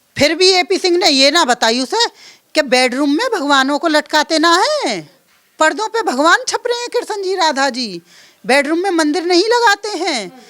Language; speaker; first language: Hindi; native; Hindi